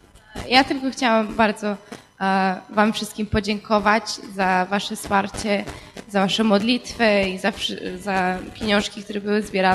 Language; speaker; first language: Polish; early bilingual, heritage; Polish